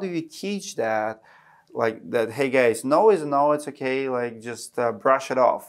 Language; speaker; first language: English; non-native, fluent; Russian